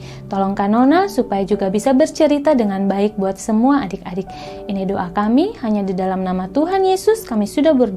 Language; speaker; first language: Indonesian; native; Indonesian